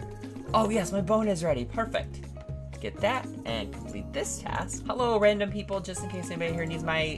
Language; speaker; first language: English; native; English